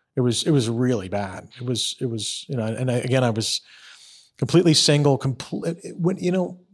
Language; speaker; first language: English; native; English